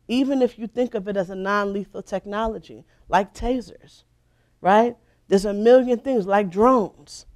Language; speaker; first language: English; native; English